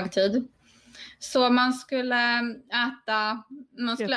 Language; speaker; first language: Swedish; non-native, fluent; Polish